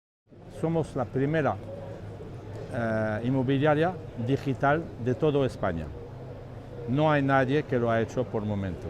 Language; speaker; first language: Spanish; non-native, learner; French